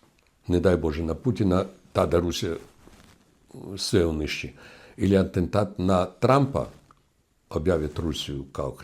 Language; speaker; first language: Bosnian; non-native, fluent; Russian